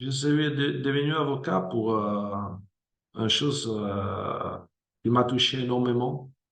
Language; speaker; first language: French; non-native, fluent; Italian